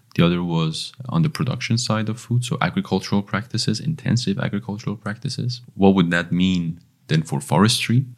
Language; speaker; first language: English; non-native, fluent; Persian